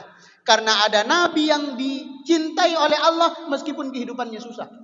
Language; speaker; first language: Indonesian; native; Indonesian